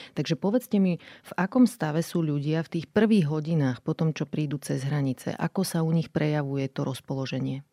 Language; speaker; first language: Slovak; native; Slovak